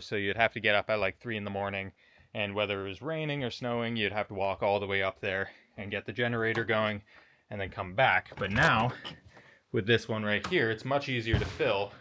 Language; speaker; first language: English; native; English